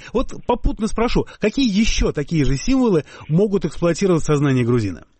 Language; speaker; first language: Russian; native; Russian